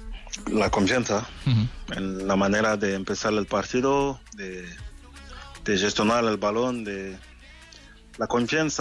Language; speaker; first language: Spanish; non-native, fluent; French